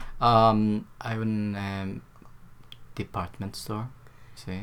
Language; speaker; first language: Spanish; non-native, learner; Korean